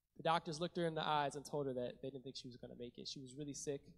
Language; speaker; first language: English; native; English